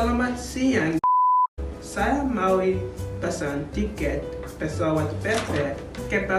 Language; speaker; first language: Indonesian; non-native, learner; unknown